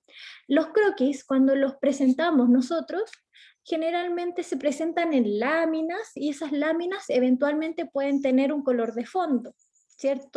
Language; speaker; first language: Spanish; native; Spanish